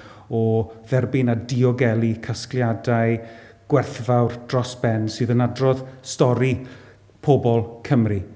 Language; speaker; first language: Welsh; native; Welsh